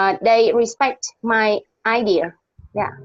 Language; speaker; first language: English; non-native, learner; Vietnamese